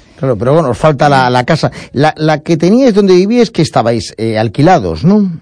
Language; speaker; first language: Spanish; native; Spanish